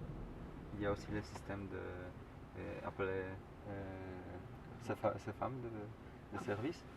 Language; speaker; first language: French; non-native, learner; Polish